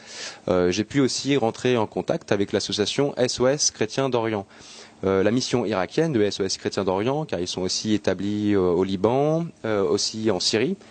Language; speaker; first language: French; native; French